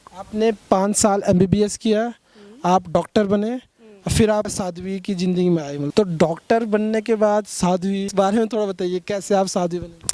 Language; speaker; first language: Hindi; native; Hindi